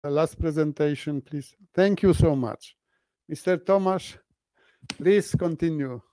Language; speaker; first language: English; non-native, fluent; Polish